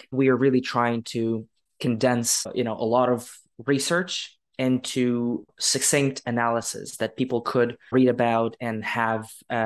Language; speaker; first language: English; non-native, fluent; Ukrainian